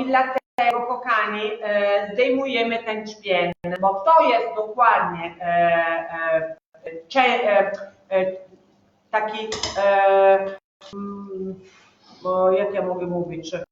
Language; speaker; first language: Polish; non-native, learner; Italian